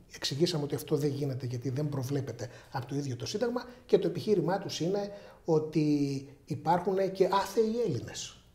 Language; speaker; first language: Greek; early bilingual, heritage; Greek